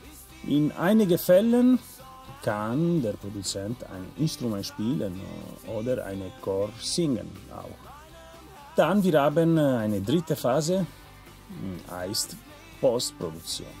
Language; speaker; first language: German; non-native, learner; Italian